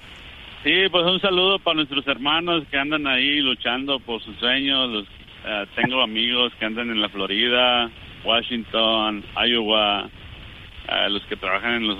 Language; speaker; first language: Spanish; native; Spanish